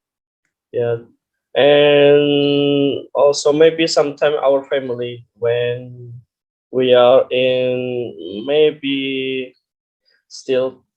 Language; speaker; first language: English; non-native, learner; Indonesian